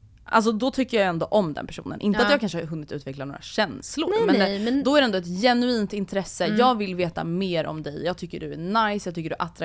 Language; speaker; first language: Swedish; native; Swedish